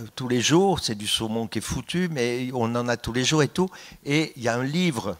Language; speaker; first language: French; native; French